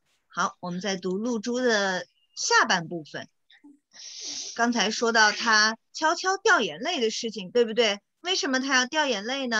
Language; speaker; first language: Chinese; native; Chinese